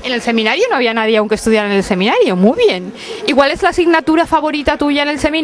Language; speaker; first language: Spanish; native; Spanish